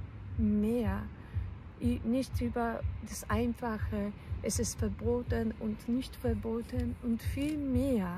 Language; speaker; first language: German; non-native, fluent; Polish